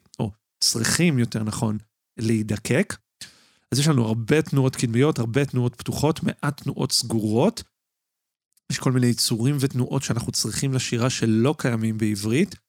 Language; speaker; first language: Hebrew; native; Hebrew